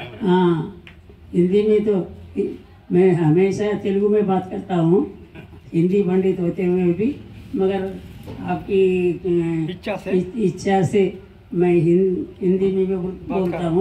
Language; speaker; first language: Hindi; non-native, local second language; Telugu